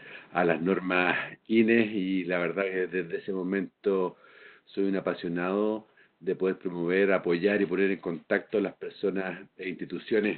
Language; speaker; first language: Spanish; native; Spanish